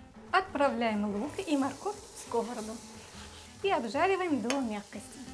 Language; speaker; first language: Russian; native; Russian